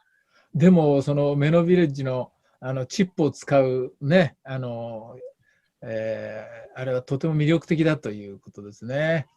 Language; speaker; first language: Japanese; native; Japanese